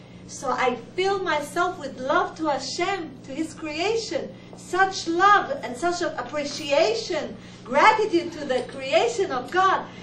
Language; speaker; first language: English; non-native, fluent; Hebrew